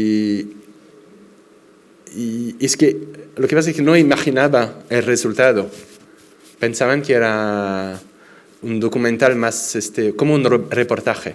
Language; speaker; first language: Spanish; non-native, fluent; French